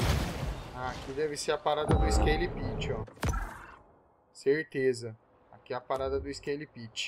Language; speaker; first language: Portuguese; native; Portuguese